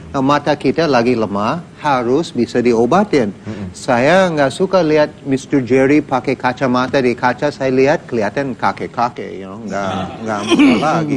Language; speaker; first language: Indonesian; non-native, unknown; English